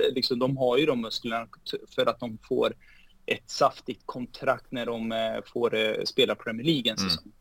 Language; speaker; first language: Swedish; early bilingual, heritage; Spanish